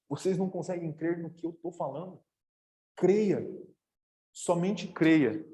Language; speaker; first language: Portuguese; native; Portuguese